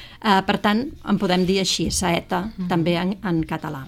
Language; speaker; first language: Catalan; native; Catalan